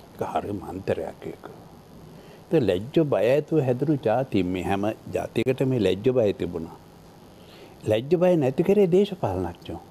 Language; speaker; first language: Sinhala; native; Sinhala